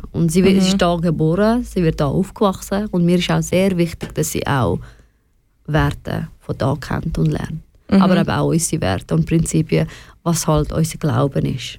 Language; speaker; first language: German; early bilingual, other home language; Persian